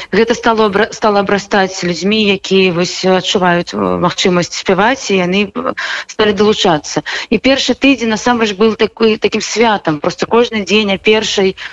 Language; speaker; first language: Belarusian; non-native, local second language; Russian